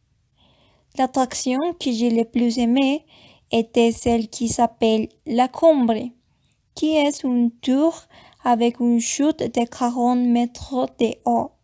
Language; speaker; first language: French; non-native, learner; Spanish